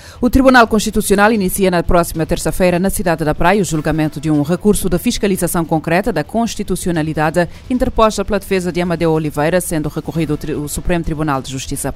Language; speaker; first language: Portuguese; non-native, local second language; Kabuverdianu